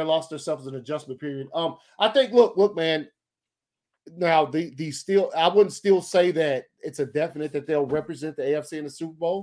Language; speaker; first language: English; native; English